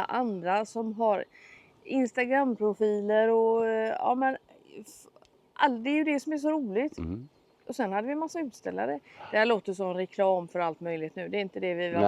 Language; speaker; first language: Swedish; native; Swedish